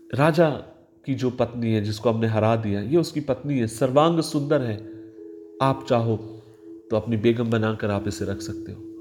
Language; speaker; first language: Hindi; non-native, local second language; Marathi